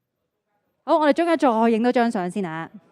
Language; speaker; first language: Cantonese; native; Cantonese